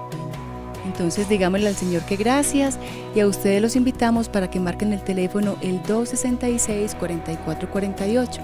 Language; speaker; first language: Spanish; native; Spanish